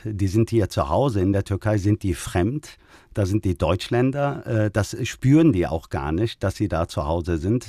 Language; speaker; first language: German; early bilingual, other home language; Turkish